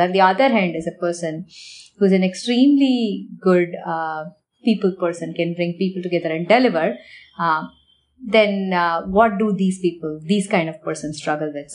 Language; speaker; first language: English; non-native, local second language; Tamil